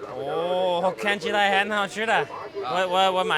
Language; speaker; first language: Chinese; non-native, fluent; English